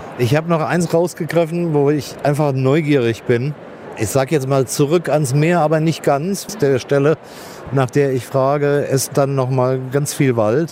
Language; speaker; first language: German; native; German